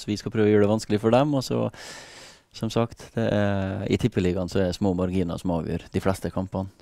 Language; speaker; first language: Norwegian; native; Norwegian